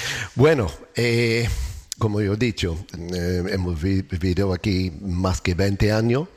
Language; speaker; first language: Spanish; non-native, learner; English